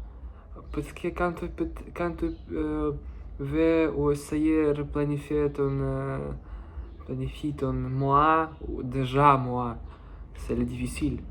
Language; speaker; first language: French; non-native, learner; Russian